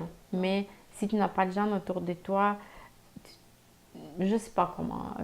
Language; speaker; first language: French; non-native, fluent; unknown